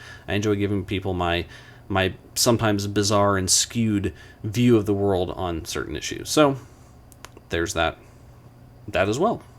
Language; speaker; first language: English; native; English